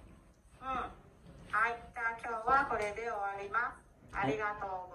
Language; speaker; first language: Japanese; non-native, learner; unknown